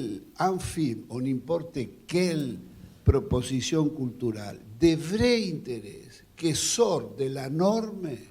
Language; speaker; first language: French; non-native, fluent; Spanish